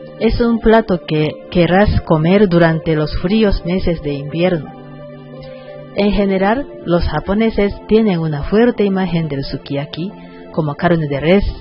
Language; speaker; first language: Spanish; non-native, learner; Japanese